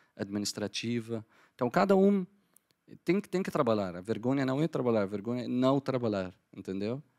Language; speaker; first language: Portuguese; non-native, fluent; Arabic